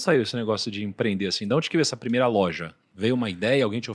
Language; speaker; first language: Portuguese; native; Portuguese